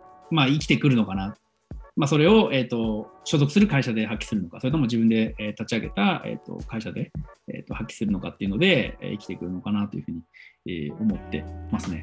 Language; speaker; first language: Japanese; native; Japanese